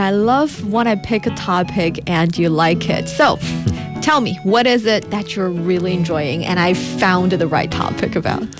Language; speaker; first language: English; non-native, fluent; Chinese